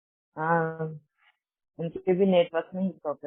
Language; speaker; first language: Hindi; native; Hindi